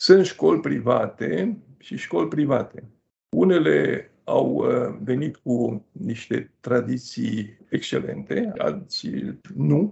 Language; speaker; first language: Romanian; native; Romanian